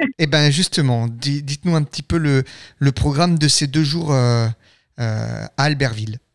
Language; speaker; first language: French; native; French